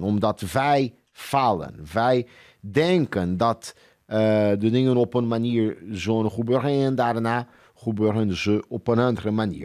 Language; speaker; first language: Dutch; non-native, fluent; Portuguese